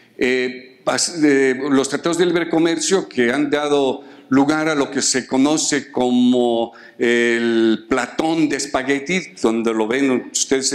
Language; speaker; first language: Spanish; native; Spanish